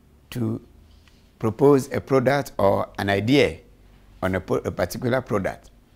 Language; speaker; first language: English; non-native, local second language; Akan